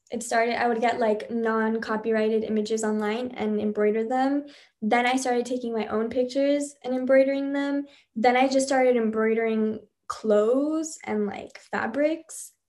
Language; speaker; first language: English; early bilingual, other home language; Spanish